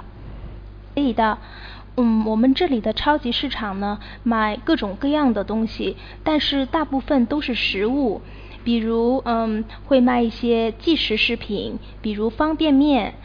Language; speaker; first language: Chinese; native; Chinese